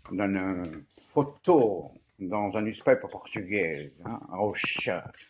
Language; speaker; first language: French; non-native, fluent; Portuguese